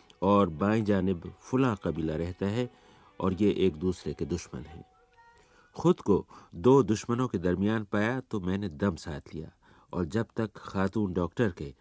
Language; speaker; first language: Urdu; native; Urdu